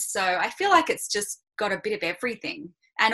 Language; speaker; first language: English; native; English